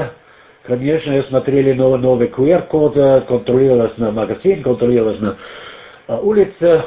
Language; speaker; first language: Russian; non-native, learner; German